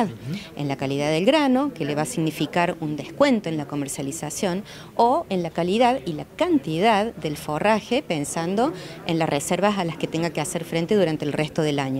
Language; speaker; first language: Spanish; native; Spanish